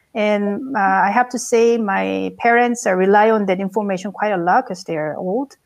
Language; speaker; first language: English; non-native, fluent; Korean